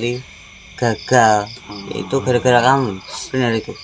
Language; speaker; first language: Indonesian; native; Indonesian